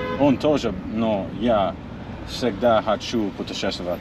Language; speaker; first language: Russian; non-native, learner; English